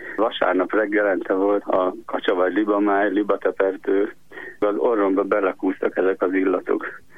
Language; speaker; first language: Hungarian; native; Hungarian